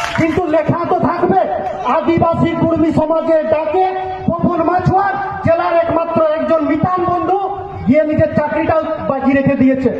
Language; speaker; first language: Bangla; non-native, local second language; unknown